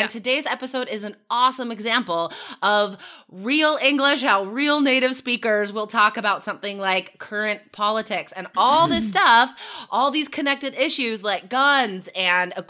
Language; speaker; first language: English; native; English